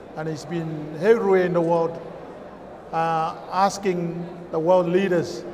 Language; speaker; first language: English; non-native, fluent; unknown